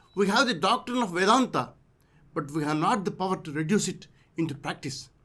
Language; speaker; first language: English; non-native, local second language; Telugu